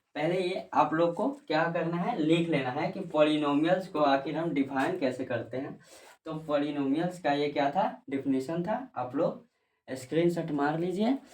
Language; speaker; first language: Hindi; native; Hindi